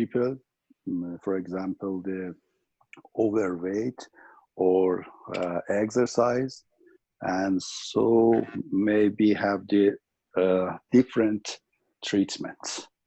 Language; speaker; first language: English; non-native, learner; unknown